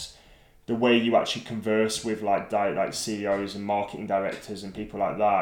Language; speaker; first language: English; native; English